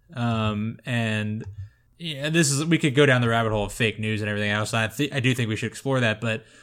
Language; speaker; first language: English; native; English